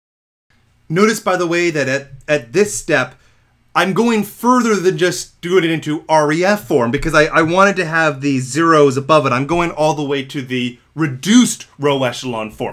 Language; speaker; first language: English; native; English